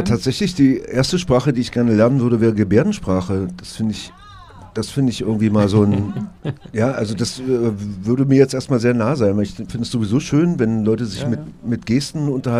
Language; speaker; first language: German; native; German